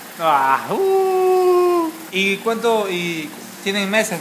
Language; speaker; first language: Spanish; native; Spanish